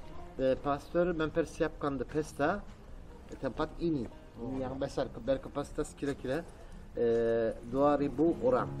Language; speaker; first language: Indonesian; non-native, learner; Turkish